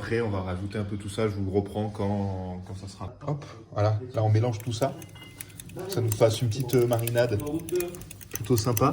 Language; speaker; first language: French; native; French